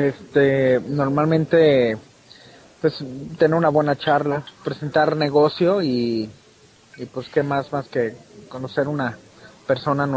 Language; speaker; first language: Spanish; native; Spanish